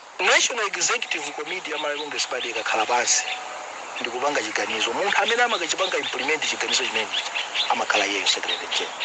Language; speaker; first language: Nyanja; native; Nyanja